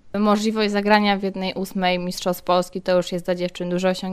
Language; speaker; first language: Polish; native; Polish